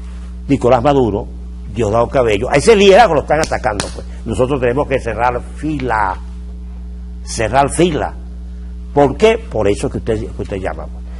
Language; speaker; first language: Spanish; native; Spanish